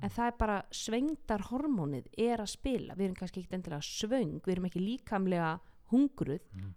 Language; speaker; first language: Icelandic; native; Icelandic